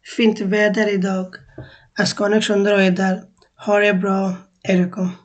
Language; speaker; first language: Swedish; non-native, fluent; Bangla